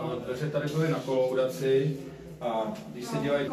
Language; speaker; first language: Czech; native; Czech